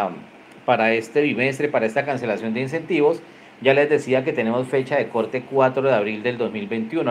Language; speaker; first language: Spanish; native; Spanish